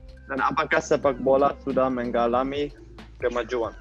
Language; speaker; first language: Indonesian; non-native, learner; Dutch